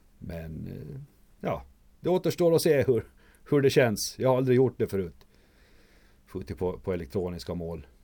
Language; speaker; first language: Swedish; native; Swedish